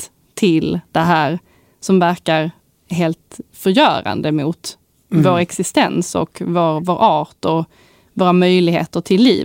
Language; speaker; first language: Swedish; native; Swedish